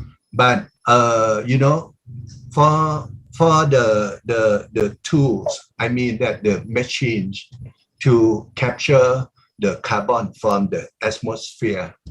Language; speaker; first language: English; non-native, learner; Thai